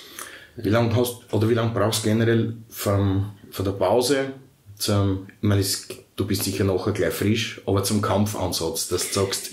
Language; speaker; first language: German; native; German